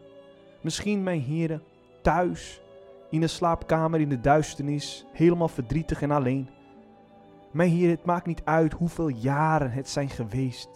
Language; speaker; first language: Dutch; non-native, fluent; Portuguese